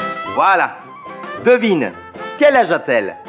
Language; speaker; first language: French; non-native, fluent; Spanish